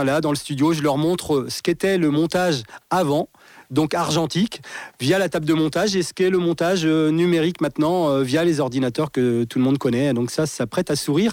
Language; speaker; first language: French; native; French